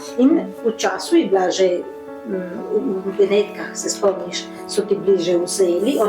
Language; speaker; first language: Slovenian; early bilingual, heritage; Slovenian